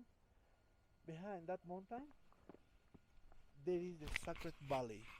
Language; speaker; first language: English; non-native, learner; Spanish